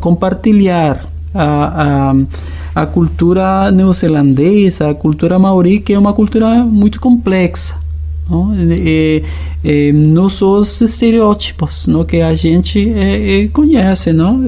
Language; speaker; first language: Portuguese; non-native, fluent; Spanish